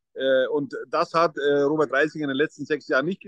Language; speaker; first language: German; native; German